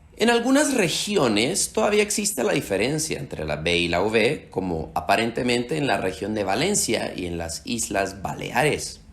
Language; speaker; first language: Spanish; early bilingual, heritage; Slovak